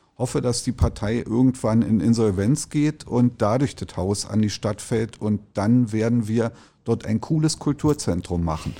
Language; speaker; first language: German; native; German